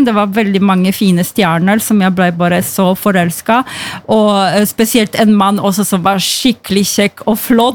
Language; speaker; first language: Norwegian; non-native, fluent; Polish